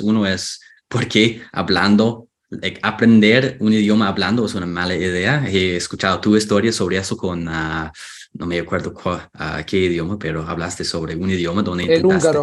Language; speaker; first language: Spanish; non-native, fluent; English